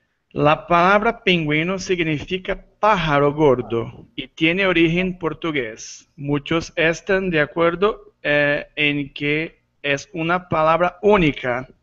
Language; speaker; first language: Spanish; non-native, learner; Portuguese